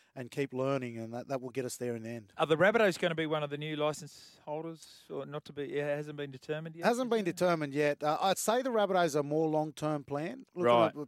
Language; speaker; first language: English; native; English